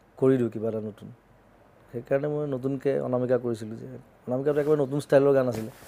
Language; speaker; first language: Assamese; native; Assamese